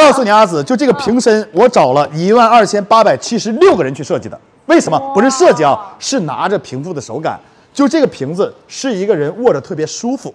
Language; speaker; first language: Chinese; native; Chinese